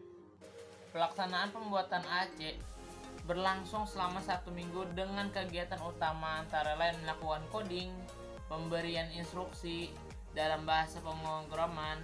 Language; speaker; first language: Indonesian; native; Indonesian